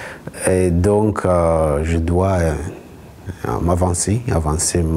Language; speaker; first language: French; non-native, fluent; Swahili